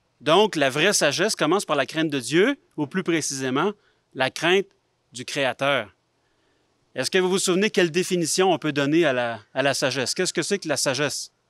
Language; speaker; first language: French; native; French